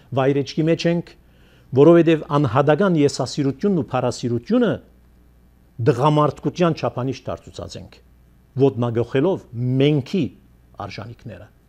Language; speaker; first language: Armenian; early bilingual, heritage; Armenian